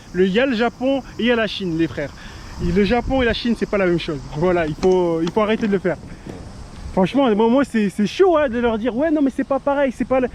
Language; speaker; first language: French; native; French